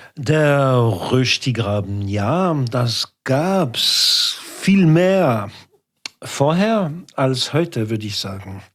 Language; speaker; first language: German; non-native, local second language; French